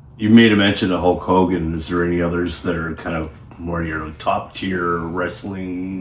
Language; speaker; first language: English; native; English